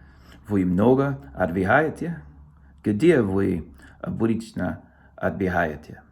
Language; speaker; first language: Russian; non-native, learner; English